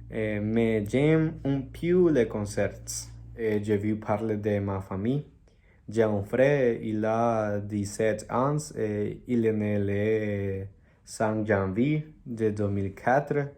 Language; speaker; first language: French; non-native, learner; Spanish